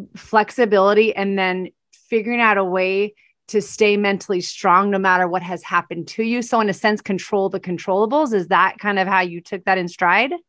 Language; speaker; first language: English; native; English